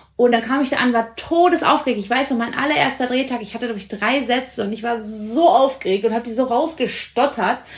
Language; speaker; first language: German; early bilingual, other home language; Italian